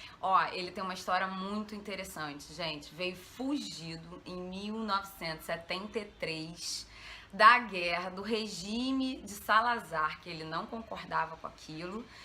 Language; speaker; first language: Portuguese; native; Portuguese